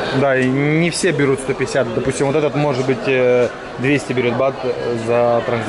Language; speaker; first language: Russian; native; Russian